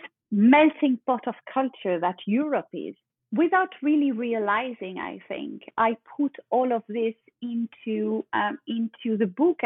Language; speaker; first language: English; non-native, fluent; French